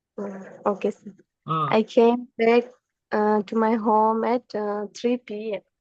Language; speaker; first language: English; non-native, learner; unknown